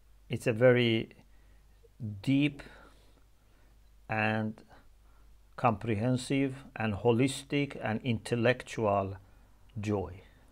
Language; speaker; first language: English; non-native, fluent; Persian